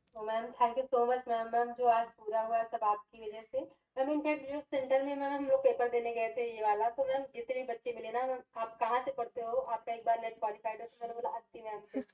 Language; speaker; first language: Hindi; native; Hindi